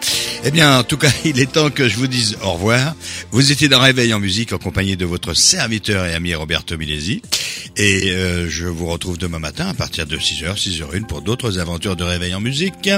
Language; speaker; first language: French; native; French